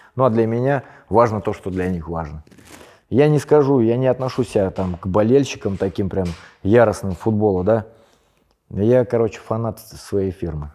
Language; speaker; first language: Russian; native; Russian